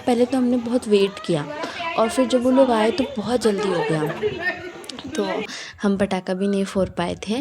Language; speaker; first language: Hindi; native; Hindi